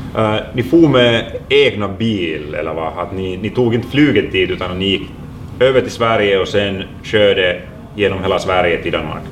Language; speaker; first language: Swedish; non-native, local second language; Finnish